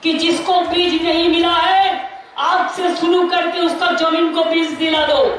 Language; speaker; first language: Hindi; non-native, local second language; Bangla